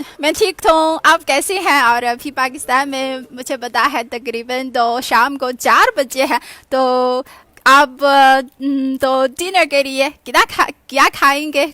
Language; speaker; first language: Urdu; non-native, fluent; Chinese